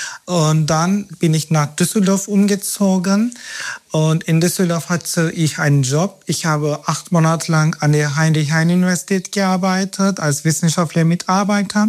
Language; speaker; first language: German; non-native, fluent; Turkish